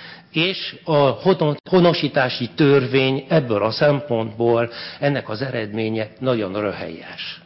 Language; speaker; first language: Hungarian; non-native, fluent; French